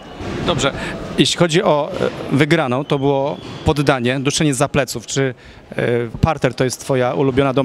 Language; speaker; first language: Polish; native; Polish